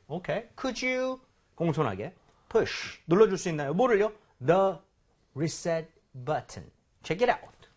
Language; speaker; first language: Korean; native; Korean